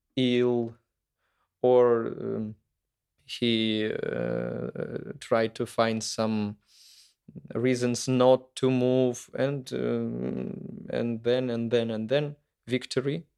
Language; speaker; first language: English; non-native, fluent; Ukrainian